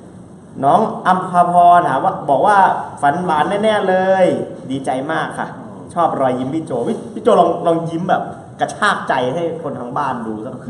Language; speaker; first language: Thai; native; Thai